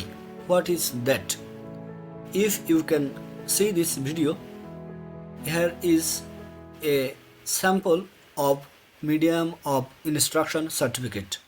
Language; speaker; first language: English; non-native, fluent; Bangla